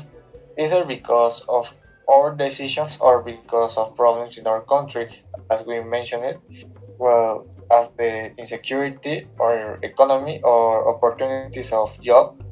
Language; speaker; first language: English; non-native, learner; Spanish